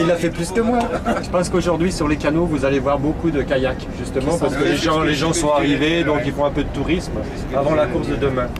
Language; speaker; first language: French; native; French